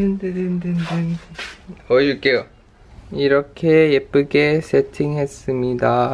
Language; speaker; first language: Korean; non-native, fluent; Thai